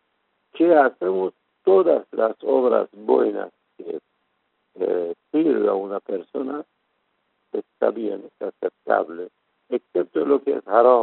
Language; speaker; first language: Spanish; non-native, fluent; Persian